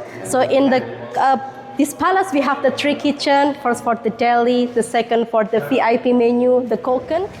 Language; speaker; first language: English; non-native, fluent; Indonesian